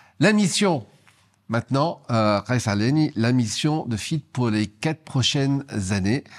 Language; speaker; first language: French; non-native, local second language; Arabic